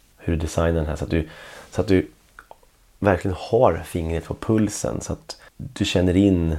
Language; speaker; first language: Swedish; native; Swedish